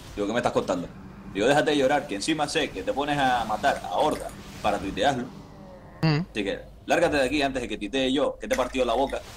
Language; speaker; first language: Spanish; native; Spanish